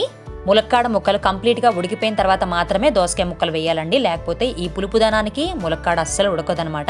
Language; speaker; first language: Telugu; native; Telugu